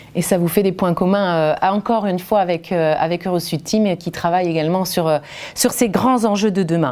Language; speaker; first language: French; native; French